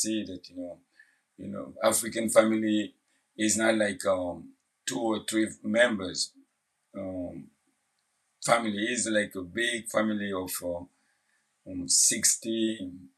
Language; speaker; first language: English; non-native, fluent; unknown